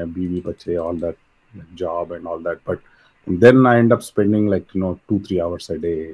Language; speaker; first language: Hindi; non-native, local second language; Telugu